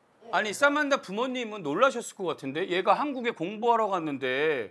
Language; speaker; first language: Korean; native; Korean